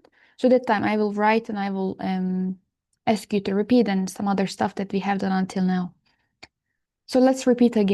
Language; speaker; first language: English; non-native, fluent; Turkish